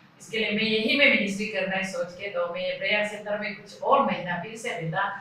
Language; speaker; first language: Hindi; non-native, local second language; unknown